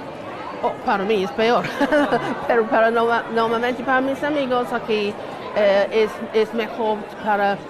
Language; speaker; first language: Spanish; non-native, learner; English